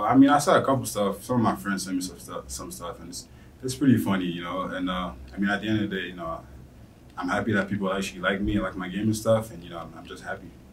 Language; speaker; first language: English; non-native, fluent; French